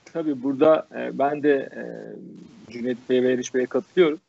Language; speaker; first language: Turkish; native; Turkish